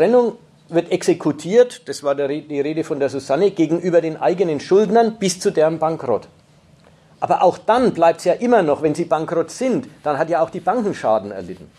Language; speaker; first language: German; native; German